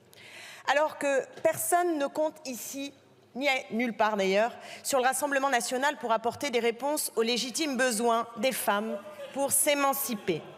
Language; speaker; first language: French; native; French